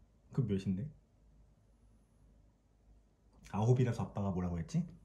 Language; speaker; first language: Korean; native; Korean